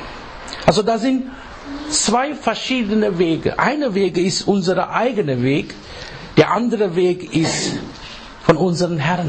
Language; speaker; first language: German; non-native, learner; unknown